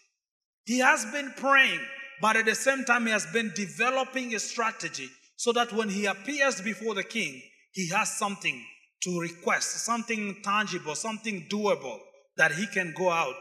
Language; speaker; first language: English; non-native, fluent; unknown